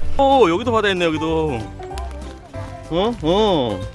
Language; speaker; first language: Korean; native; Korean